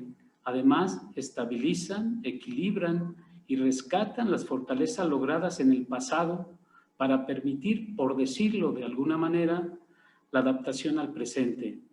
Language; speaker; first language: Spanish; native; Spanish